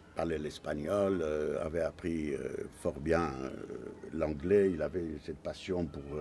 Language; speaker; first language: French; non-native, fluent; Romanian